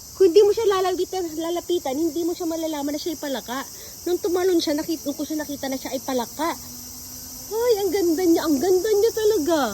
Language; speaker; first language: Filipino; native; Filipino